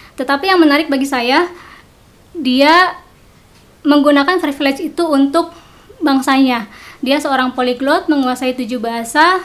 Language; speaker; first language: Indonesian; non-native, local second language; Sundanese